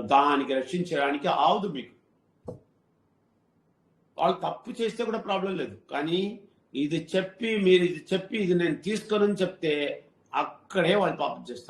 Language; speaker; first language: Telugu; non-native, learner; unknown